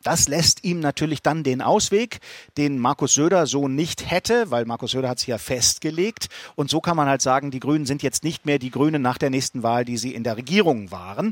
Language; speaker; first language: German; native; German